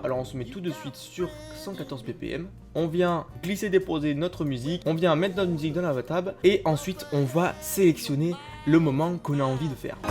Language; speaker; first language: French; native; French